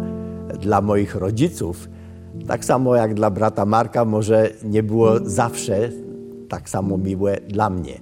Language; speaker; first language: Polish; early bilingual, other home language; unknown